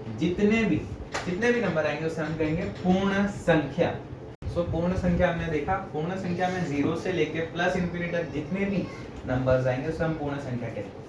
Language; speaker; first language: Hindi; non-native, local second language; Gujarati